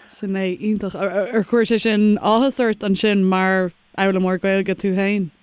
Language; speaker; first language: Irish; non-native, local second language; English